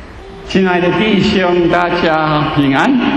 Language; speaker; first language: Chinese; non-native, fluent; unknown